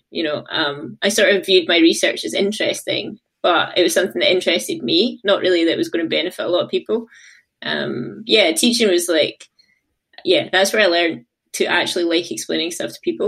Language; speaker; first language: English; native; English